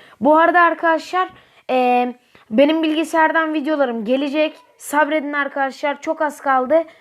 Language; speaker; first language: Turkish; native; Turkish